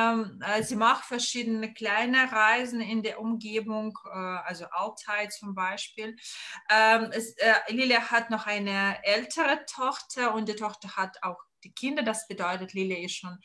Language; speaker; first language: German; non-native, fluent; Russian